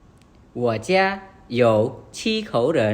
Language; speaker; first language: Chinese; non-native, fluent; Khmer